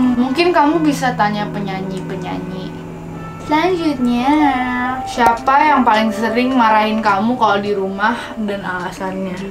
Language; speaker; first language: Indonesian; non-native, local second language; English